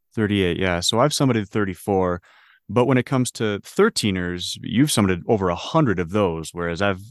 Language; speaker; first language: English; native; English